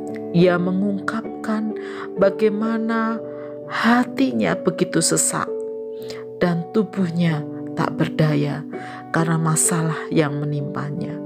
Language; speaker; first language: Indonesian; native; Indonesian